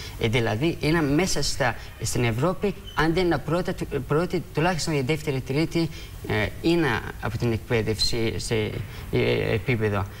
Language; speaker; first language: Greek; non-native, fluent; Persian